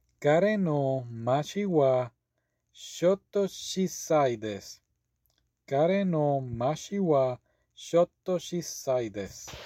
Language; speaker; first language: Japanese; non-native, learner; English